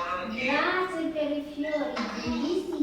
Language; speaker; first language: Italian; non-native, fluent; Filipino